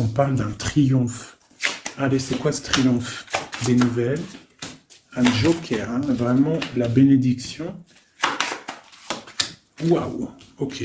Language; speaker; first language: French; native; French